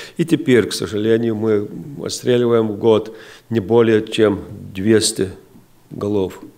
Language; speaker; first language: Russian; non-native, local second language; Lithuanian